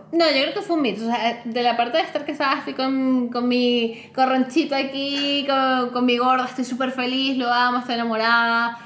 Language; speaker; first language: Spanish; native; Spanish